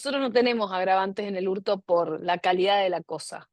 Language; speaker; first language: Spanish; native; Spanish